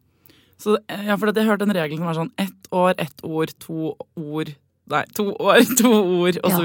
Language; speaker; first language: Norwegian; native; Norwegian